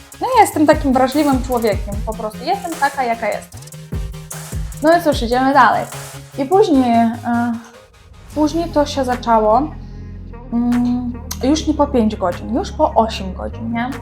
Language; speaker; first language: Polish; non-native, learner; Ukrainian